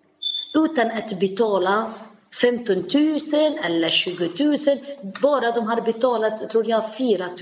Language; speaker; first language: Swedish; non-native, learner; Arabic